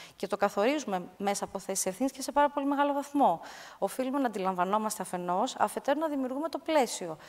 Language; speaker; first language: Greek; native; Greek